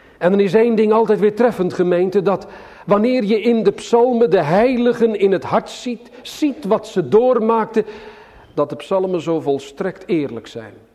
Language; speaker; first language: Dutch; native; Dutch